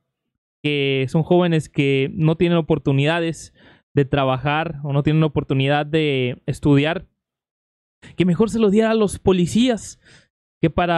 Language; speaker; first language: Spanish; native; Spanish